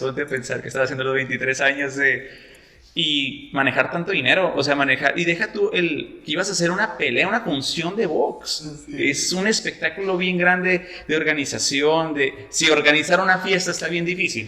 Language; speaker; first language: Spanish; native; Spanish